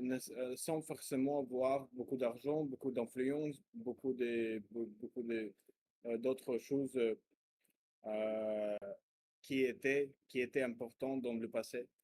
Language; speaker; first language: French; non-native, learner; Russian